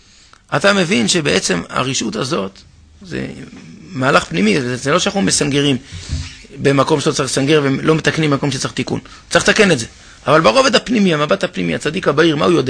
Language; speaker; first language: Hebrew; native; Hebrew